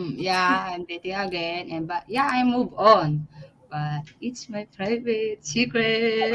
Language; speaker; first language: English; non-native, learner; Filipino